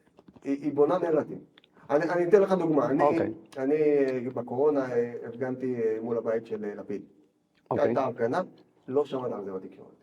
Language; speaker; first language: Hebrew; native; Hebrew